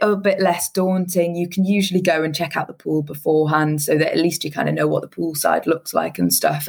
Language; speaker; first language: English; native; English